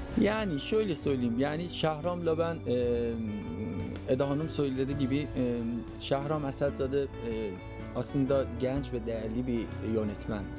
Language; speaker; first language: Turkish; non-native, fluent; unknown